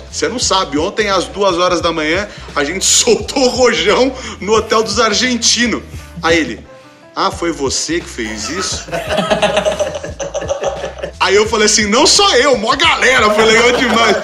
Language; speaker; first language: Portuguese; native; Portuguese